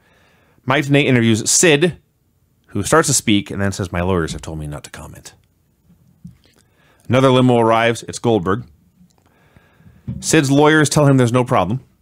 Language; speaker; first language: English; native; English